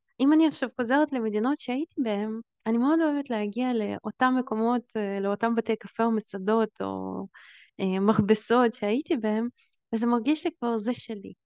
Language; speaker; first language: Hebrew; early bilingual, other home language; Russian